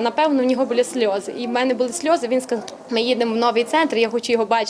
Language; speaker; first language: Ukrainian; native; Ukrainian